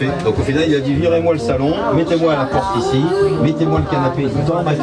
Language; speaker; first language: French; native; French